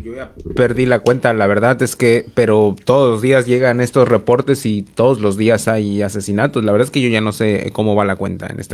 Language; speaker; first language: Spanish; native; Spanish